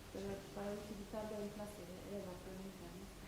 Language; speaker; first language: Spanish; non-native, fluent; English